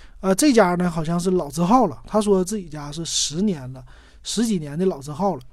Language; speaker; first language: Chinese; native; Chinese